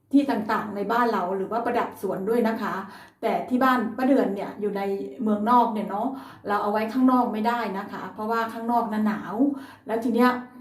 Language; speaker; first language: Thai; native; Thai